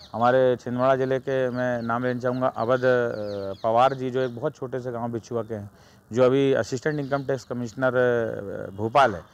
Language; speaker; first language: Hindi; native; Hindi